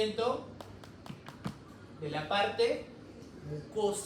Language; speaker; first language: Spanish; native; Spanish